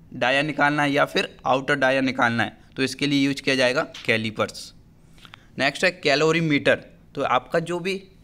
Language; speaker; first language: Hindi; native; Hindi